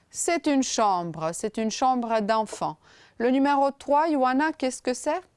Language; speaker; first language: French; non-native, fluent; Romanian